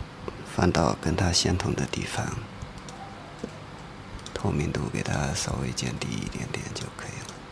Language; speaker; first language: Chinese; native; Chinese